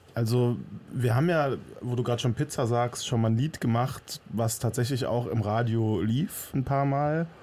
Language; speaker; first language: German; native; German